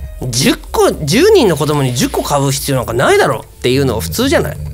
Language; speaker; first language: Japanese; native; Japanese